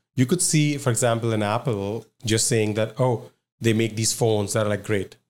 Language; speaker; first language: English; non-native, local second language; Punjabi